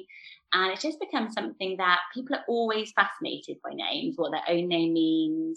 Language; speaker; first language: English; native; English